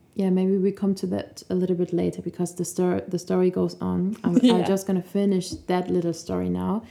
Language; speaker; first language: English; non-native, fluent; German